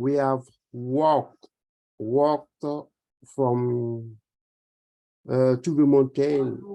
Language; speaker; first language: English; non-native, learner; French